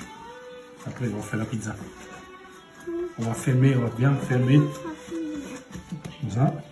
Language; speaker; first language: French; non-native, learner; Italian